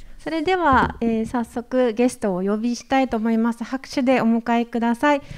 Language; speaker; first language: Japanese; native; Japanese